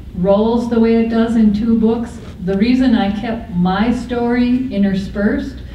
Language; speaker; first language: English; native; English